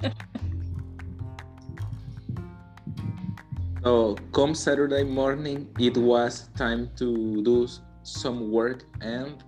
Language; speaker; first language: English; non-native, learner; Spanish